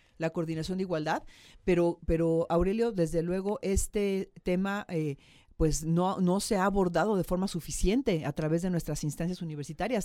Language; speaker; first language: Spanish; native; Spanish